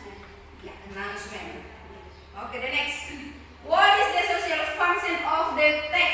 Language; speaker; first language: English; non-native, fluent; Indonesian